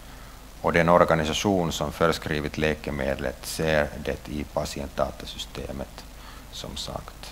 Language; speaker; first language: Swedish; non-native, local second language; Finnish